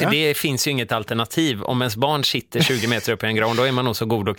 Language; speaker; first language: Swedish; native; Swedish